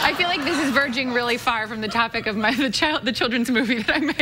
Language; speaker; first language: English; native; English